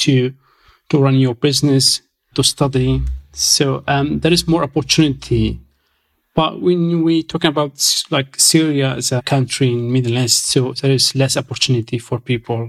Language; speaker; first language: English; non-native, fluent; Arabic